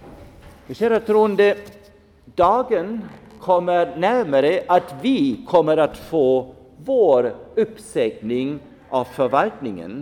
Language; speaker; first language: Swedish; non-native, fluent; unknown